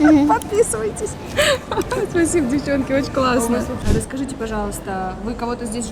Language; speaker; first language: Russian; native; Russian